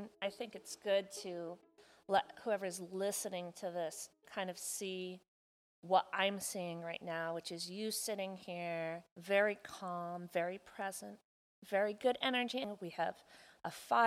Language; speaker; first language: English; native; English